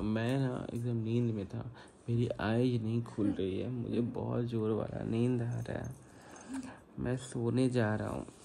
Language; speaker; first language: Hindi; native; Hindi